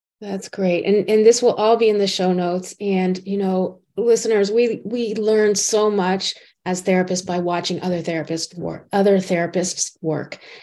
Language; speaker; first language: English; native; English